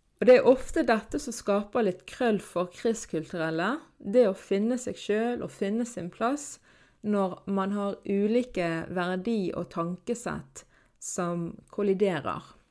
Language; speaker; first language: Norwegian; early bilingual, other home language; Arabic